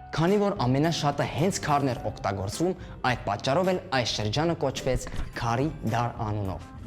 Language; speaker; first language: Armenian; early bilingual, heritage; Armenian